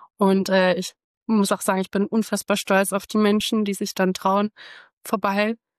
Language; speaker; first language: German; early bilingual, other home language; Croatian